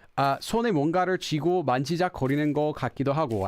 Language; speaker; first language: Korean; non-native, fluent; English